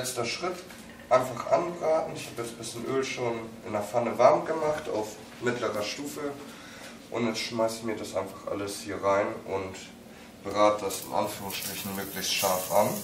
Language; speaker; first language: German; native; German